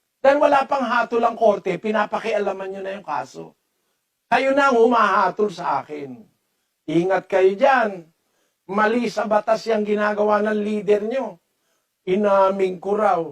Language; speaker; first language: Filipino; native; Filipino